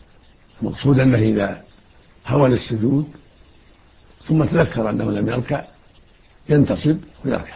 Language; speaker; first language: Arabic; native; Arabic